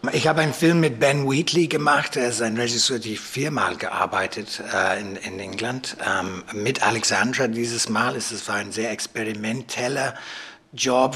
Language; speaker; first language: German; non-native, fluent; English